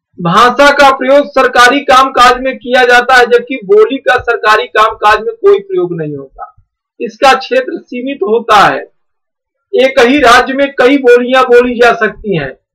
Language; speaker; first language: Hindi; native; Hindi